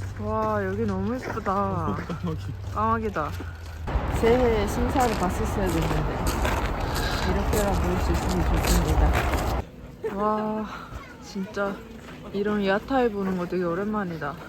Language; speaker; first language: Korean; non-native, fluent; Japanese